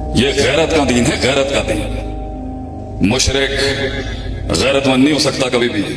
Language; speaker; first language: Urdu; native; Urdu